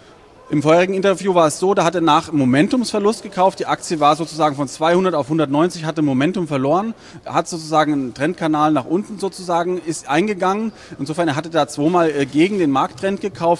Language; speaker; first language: German; native; German